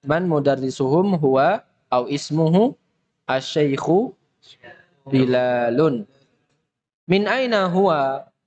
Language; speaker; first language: Arabic; non-native, fluent; Indonesian